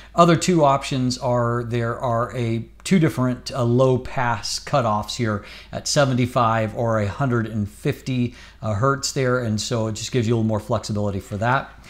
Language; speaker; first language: English; native; English